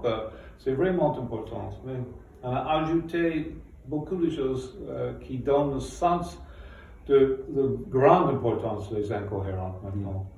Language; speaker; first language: French; non-native, fluent; English